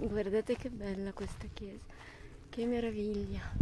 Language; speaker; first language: Italian; non-native, fluent; Russian